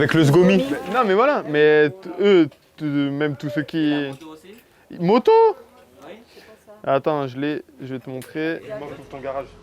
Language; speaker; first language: French; native; French